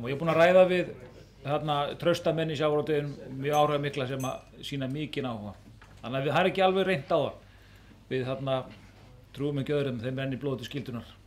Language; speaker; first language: Icelandic; native; Icelandic